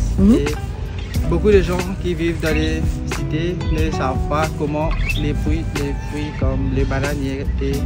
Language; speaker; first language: French; non-native, local second language; Morisyen